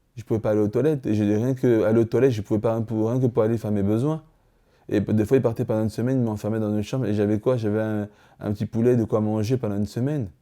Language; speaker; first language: French; early bilingual, other home language; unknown